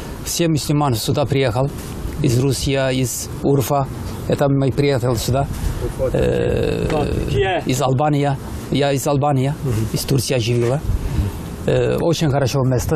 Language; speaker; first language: Russian; non-native, learner; Turkish